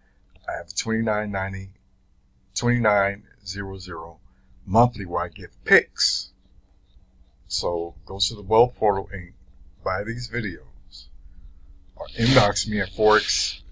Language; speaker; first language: English; native; English